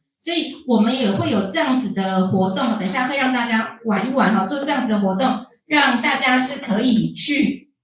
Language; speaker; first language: Chinese; native; Chinese